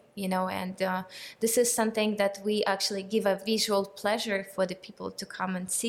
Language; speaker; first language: English; non-native, fluent; Russian